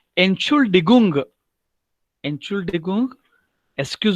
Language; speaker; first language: German; non-native, learner; Marathi